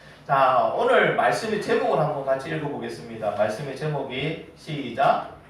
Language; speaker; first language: Korean; native; Korean